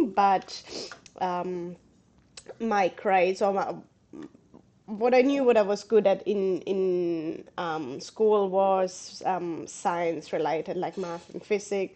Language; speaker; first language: English; non-native, fluent; German